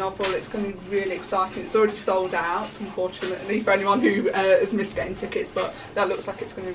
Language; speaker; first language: English; native; English